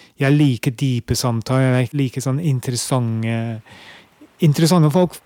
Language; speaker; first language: Norwegian; non-native, fluent; English